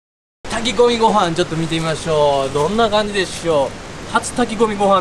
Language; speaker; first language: Japanese; native; Japanese